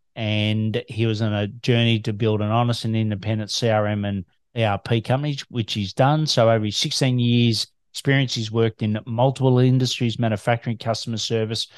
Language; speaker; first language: English; native; English